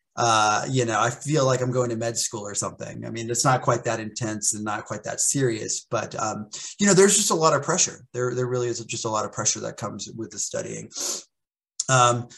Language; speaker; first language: English; native; English